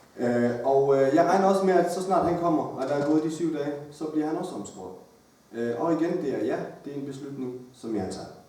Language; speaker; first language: Danish; early bilingual, other home language; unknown